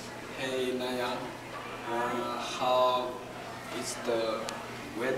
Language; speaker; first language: English; non-native, learner; Mongolian